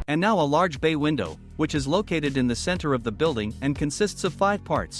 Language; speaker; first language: English; non-native, fluent; Russian